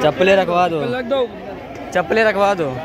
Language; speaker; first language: Hindi; native; Hindi